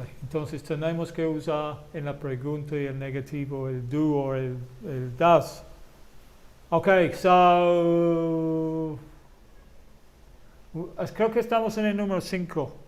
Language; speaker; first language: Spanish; non-native, fluent; English